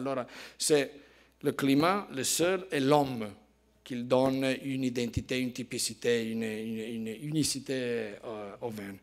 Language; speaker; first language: French; non-native, fluent; Italian